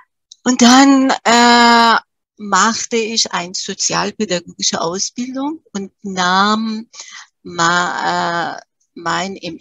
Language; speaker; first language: German; early bilingual, other home language; Persian